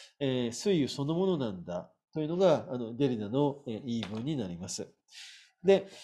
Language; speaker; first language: Japanese; native; Japanese